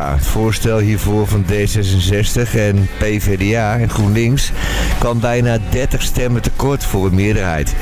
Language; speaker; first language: Dutch; native; Dutch